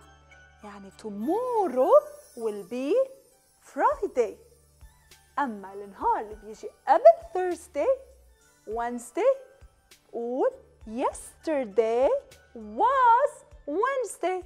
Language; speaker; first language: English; non-native, fluent; Arabic